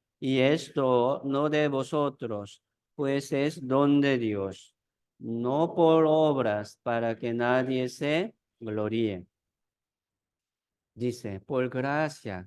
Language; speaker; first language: Spanish; non-native, fluent; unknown